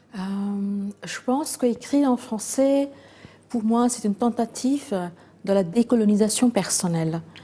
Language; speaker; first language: French; non-native, fluent; Bangla